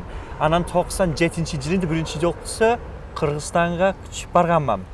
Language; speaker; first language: Kyrgyz; non-native, fluent; English